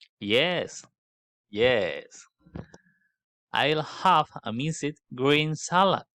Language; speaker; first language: English; non-native, learner; Spanish